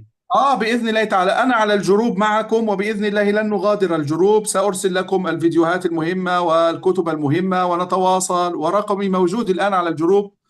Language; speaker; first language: Arabic; native; Arabic